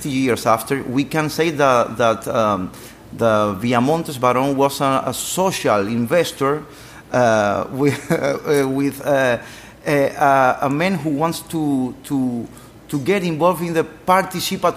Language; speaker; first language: English; non-native, learner; Spanish